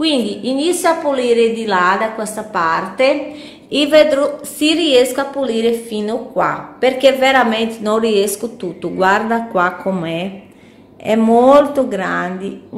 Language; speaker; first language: Italian; non-native, fluent; Portuguese